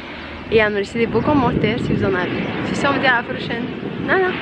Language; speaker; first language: French; native; French